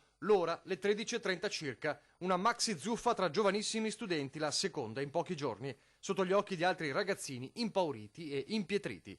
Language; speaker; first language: Italian; native; Italian